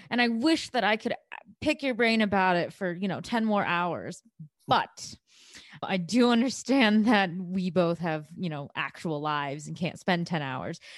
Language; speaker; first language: English; native; English